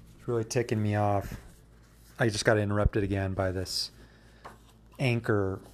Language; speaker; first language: English; native; English